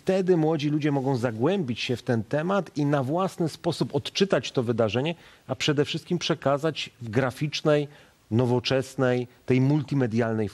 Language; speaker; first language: Polish; native; Polish